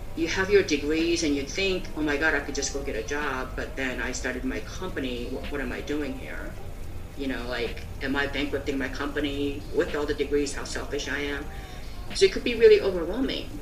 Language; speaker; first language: English; early bilingual, other home language; Korean